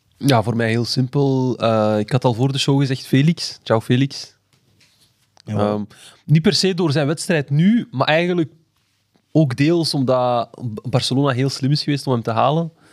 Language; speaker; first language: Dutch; native; Dutch